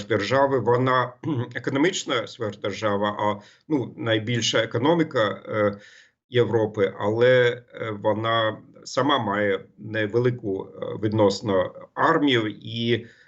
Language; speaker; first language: Ukrainian; non-native, fluent; German